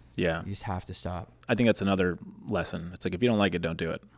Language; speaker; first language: English; native; English